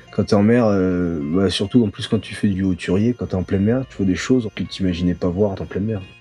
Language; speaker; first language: French; native; French